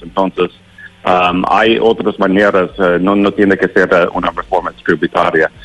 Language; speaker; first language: Spanish; non-native, learner; English